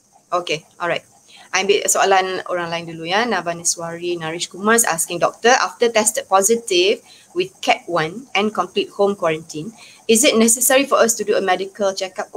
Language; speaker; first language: English; non-native, local second language; Malay